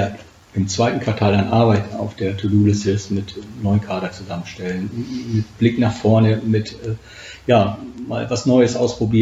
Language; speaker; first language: German; native; German